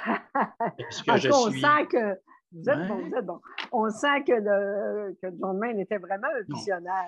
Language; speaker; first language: French; native; French